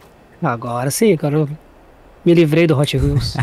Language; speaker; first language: Portuguese; native; Portuguese